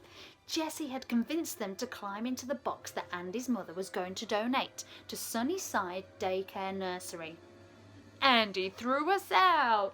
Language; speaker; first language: English; native; English